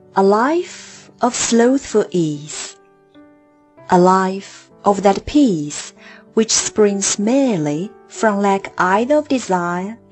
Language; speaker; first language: English; non-native, fluent; Chinese